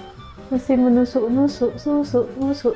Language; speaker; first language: Indonesian; native; Indonesian